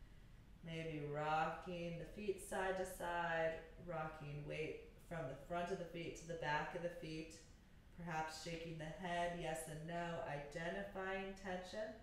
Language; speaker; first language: English; native; English